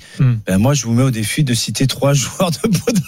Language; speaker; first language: French; native; French